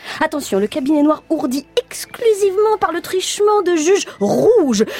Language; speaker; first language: French; native; French